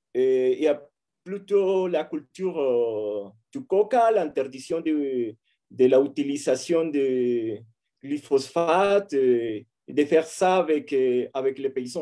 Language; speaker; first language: French; non-native, fluent; Spanish